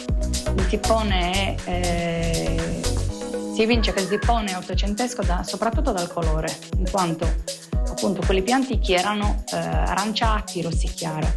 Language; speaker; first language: Italian; native; Italian